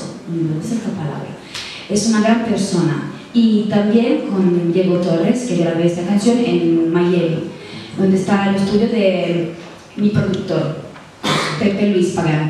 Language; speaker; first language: Spanish; non-native, learner; Italian